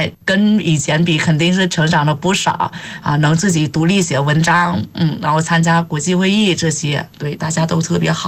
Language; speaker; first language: Chinese; non-native, fluent; Vietnamese